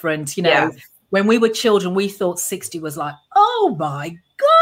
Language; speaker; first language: English; native; English